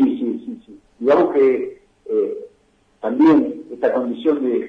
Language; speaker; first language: Spanish; native; Spanish